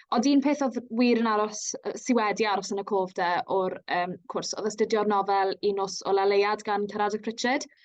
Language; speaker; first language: Welsh; native; Welsh